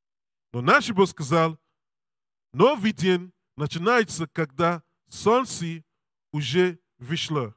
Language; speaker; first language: Russian; non-native, learner; English